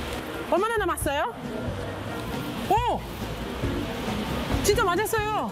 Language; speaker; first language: Korean; non-native, learner; English